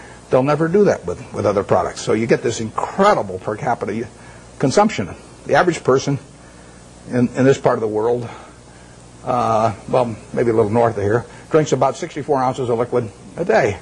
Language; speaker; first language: English; native; English